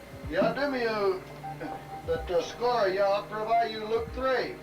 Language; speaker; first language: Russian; non-native, learner; English